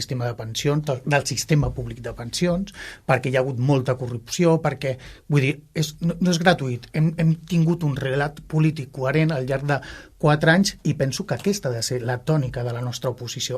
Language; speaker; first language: Catalan; native; Catalan